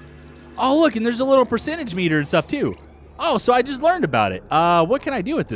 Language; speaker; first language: English; native; English